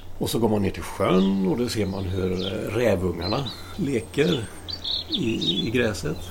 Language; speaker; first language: Swedish; native; Swedish